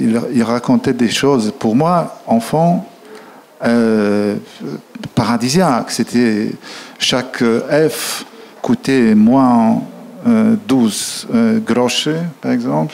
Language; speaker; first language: French; non-native, fluent; Polish